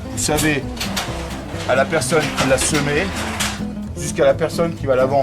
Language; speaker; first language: French; native; French